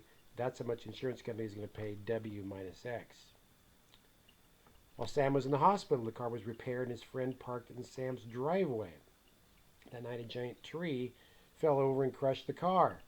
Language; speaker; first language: English; native; English